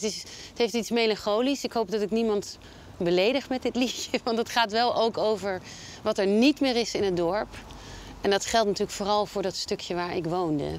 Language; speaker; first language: Dutch; native; Dutch